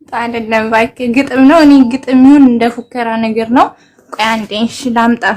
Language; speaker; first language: Amharic; native; Amharic